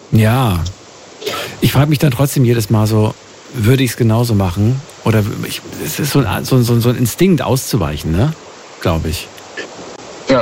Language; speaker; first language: German; native; German